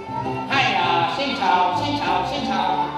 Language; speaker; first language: Vietnamese; non-native, learner; Sundanese